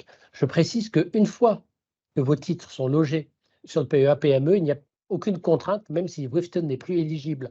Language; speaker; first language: French; native; French